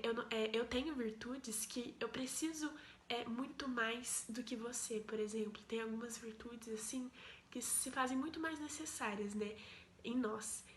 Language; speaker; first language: Portuguese; native; Portuguese